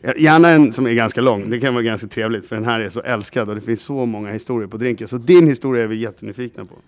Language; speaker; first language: Swedish; native; Swedish